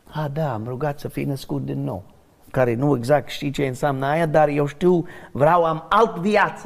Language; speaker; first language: Romanian; non-native, learner; English